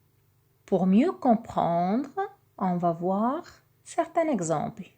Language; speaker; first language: French; non-native, local second language; Arabic